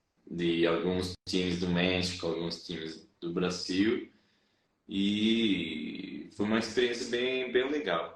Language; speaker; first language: Portuguese; non-native, fluent; Spanish